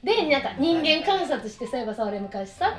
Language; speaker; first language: Japanese; native; Japanese